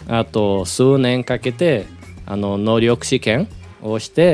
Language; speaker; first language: Japanese; non-native, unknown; Portuguese